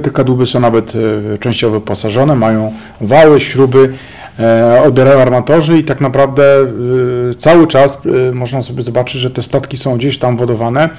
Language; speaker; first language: Polish; native; Polish